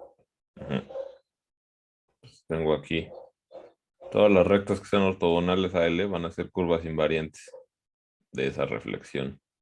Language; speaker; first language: Spanish; native; Spanish